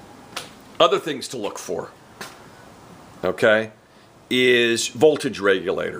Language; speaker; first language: English; native; English